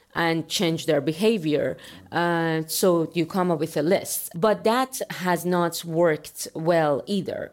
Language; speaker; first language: English; non-native, fluent; Persian